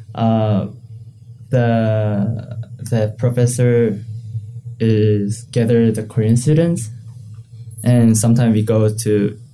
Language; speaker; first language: English; non-native, learner; Korean